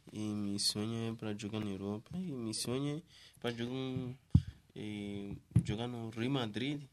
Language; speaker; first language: Portuguese; non-native, learner; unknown